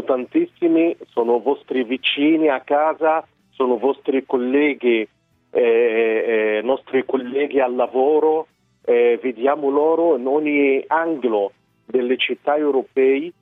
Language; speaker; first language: Italian; non-native, fluent; Arabic